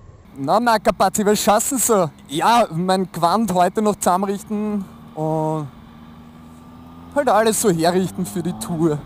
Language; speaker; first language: German; native; German